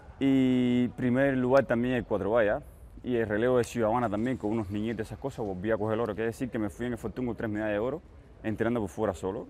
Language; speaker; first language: Spanish; native; Spanish